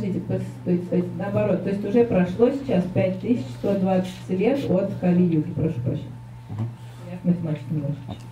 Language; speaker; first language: Russian; native; Russian